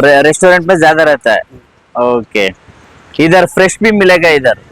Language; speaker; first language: Hindi; non-native, local second language; Kannada